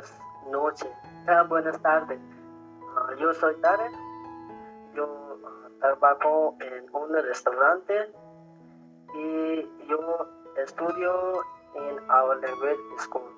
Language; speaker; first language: Spanish; non-native, learner; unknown